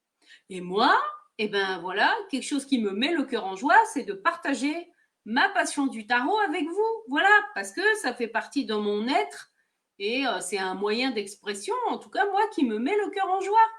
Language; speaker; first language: French; native; French